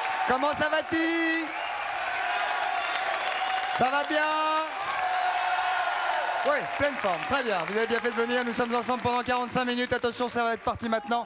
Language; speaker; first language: French; native; French